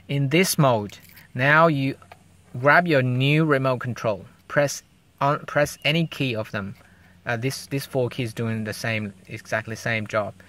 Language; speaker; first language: English; non-native, learner; Chinese